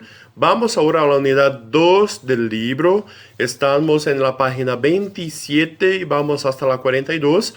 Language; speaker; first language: Spanish; non-native, fluent; Portuguese